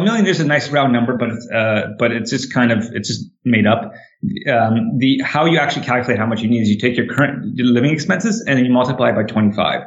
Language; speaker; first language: English; native; English